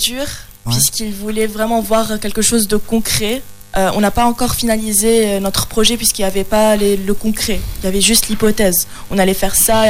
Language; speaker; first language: French; non-native, local second language; Arabic